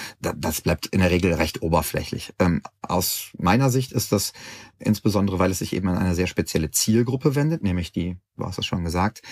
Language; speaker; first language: German; native; German